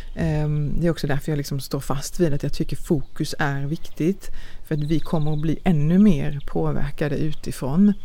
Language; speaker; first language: Swedish; native; Swedish